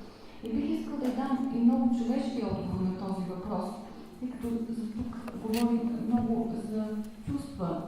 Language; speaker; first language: Bulgarian; native; Bulgarian